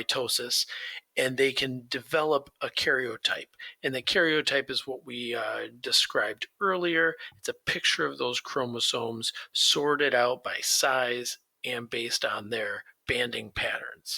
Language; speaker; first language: English; native; English